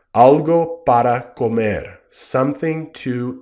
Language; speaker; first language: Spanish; non-native, fluent; English